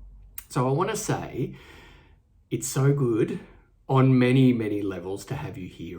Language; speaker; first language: English; native; English